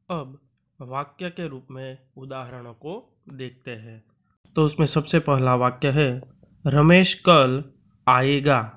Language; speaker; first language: Hindi; non-native, local second language; Gujarati